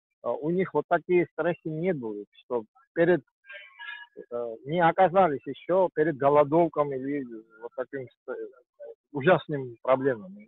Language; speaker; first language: Russian; non-native, fluent; Georgian